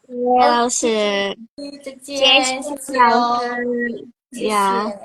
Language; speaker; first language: Chinese; non-native, learner; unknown